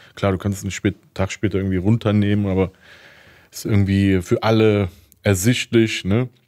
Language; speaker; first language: German; early bilingual, other home language; Turkish